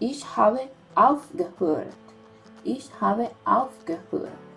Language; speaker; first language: German; non-native, fluent; Spanish